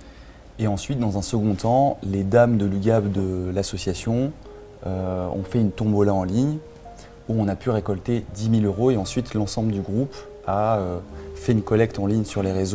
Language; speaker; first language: French; native; French